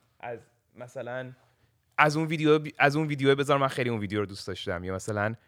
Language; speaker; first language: Persian; early bilingual, heritage; Persian